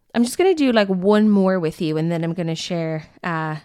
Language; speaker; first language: English; native; English